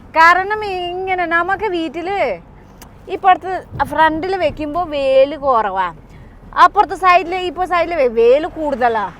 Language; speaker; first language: Malayalam; non-native, learner; Nepali